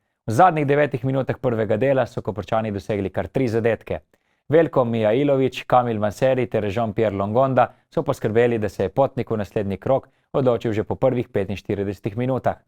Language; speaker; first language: Slovenian; native; Slovenian